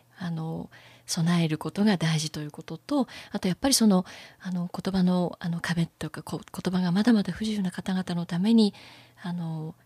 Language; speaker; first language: Japanese; native; Japanese